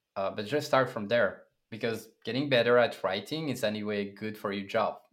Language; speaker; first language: English; non-native, fluent; French